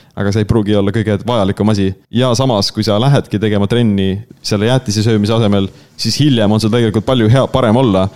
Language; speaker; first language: Estonian; native; Estonian